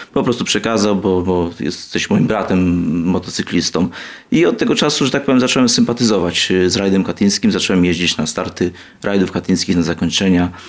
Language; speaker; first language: Polish; native; Polish